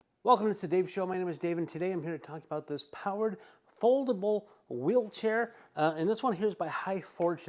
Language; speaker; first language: English; native; English